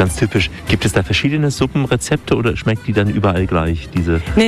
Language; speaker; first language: German; native; German